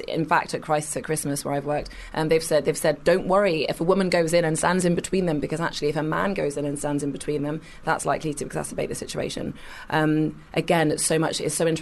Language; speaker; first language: English; native; English